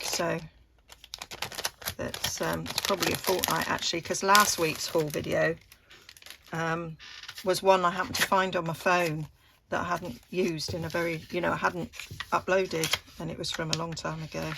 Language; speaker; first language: English; native; English